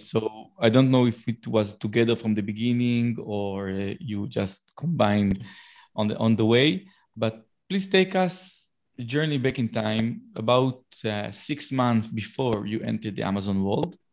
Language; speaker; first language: English; non-native, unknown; Hebrew